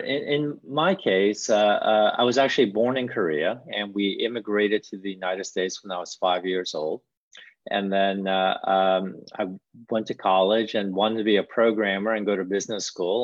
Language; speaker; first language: English; early bilingual, other home language; Korean